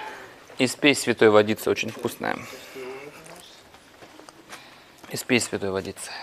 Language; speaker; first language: Russian; native; Russian